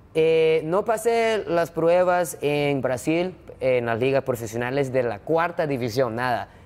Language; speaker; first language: Spanish; non-native, fluent; Japanese